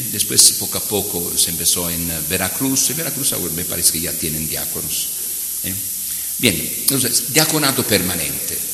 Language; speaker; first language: Spanish; non-native, fluent; Italian